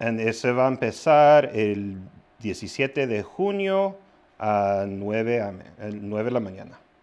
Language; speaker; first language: Spanish; early bilingual, other home language; English